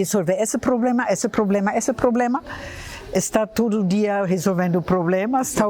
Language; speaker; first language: Portuguese; non-native, fluent; German